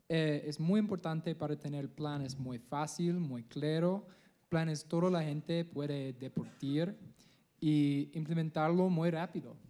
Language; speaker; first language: Spanish; non-native, learner; English